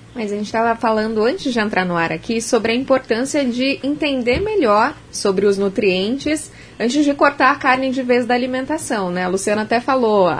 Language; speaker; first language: Portuguese; native; Portuguese